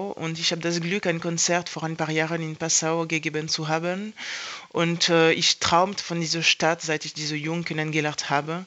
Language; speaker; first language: German; non-native, fluent; French